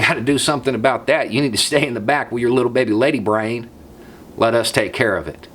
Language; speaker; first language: English; native; English